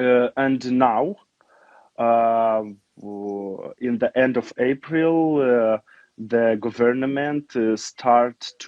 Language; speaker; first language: English; non-native, learner; Romanian